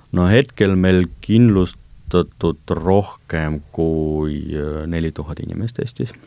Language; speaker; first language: Estonian; non-native, local second language; Russian